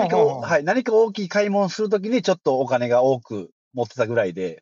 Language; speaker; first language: Japanese; native; Japanese